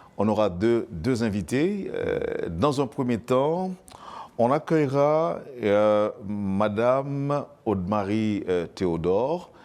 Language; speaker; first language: French; non-native, local second language; Haitian Creole